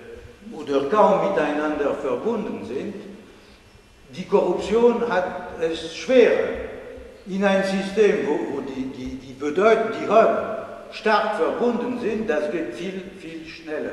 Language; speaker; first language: German; non-native, fluent; French